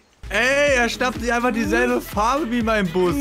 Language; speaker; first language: German; native; German